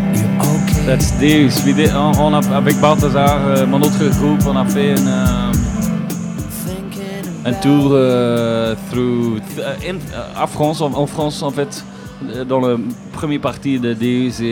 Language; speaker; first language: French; non-native, local second language; Dutch